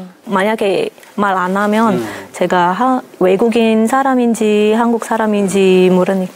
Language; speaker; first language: Korean; non-native, learner; Indonesian